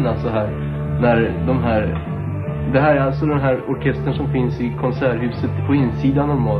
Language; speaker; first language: Swedish; native; Swedish